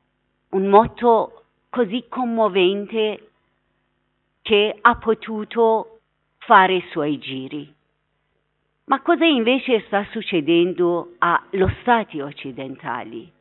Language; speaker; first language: Italian; non-native, fluent; Persian